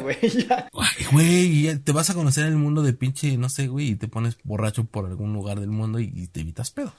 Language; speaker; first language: Spanish; native; Spanish